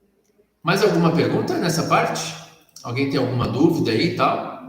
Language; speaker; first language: Portuguese; native; Portuguese